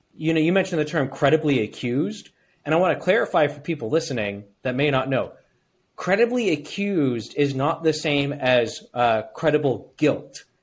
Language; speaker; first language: English; native; English